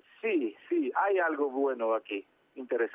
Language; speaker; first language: Spanish; non-native, fluent; Georgian